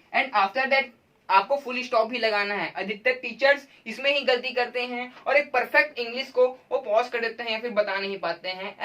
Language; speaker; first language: Hindi; native; Hindi